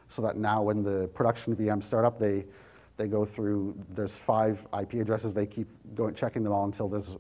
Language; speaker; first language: English; native; English